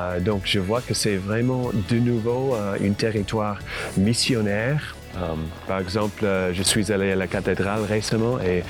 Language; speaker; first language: French; non-native, fluent; English